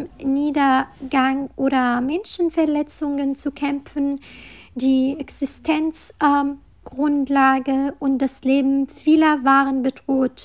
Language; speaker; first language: German; non-native, fluent; Arabic